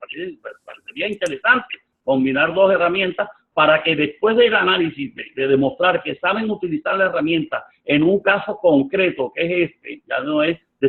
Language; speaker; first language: Spanish; native; Spanish